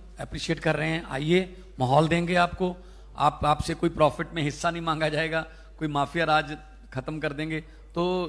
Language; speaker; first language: Hindi; non-native, local second language; Punjabi